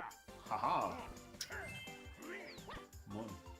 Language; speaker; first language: German; native; German